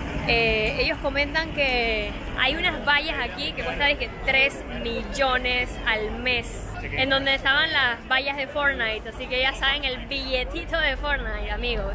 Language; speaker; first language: Spanish; native; Spanish